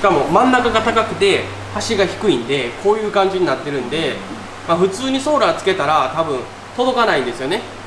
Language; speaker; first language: Japanese; native; Japanese